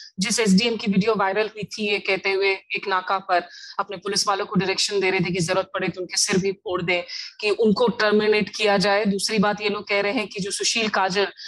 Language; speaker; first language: Hindi; native; Hindi